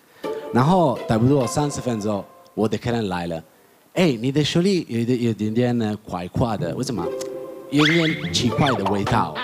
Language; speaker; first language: Chinese; non-native, learner; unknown